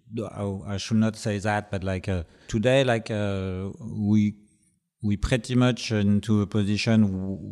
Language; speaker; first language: English; non-native, learner; French